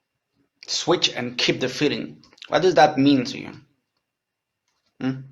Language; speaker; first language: English; non-native, learner; French